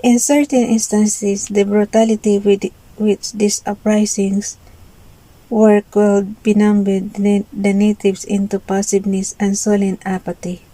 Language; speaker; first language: English; non-native, local second language; Filipino